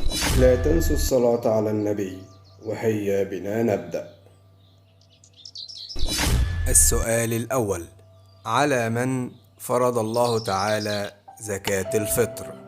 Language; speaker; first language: Arabic; native; Arabic